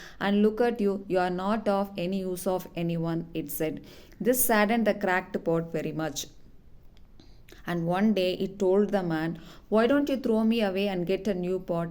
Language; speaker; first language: English; non-native, local second language; Tamil